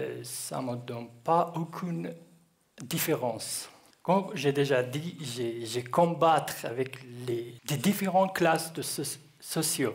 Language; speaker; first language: French; non-native, learner; Kurdish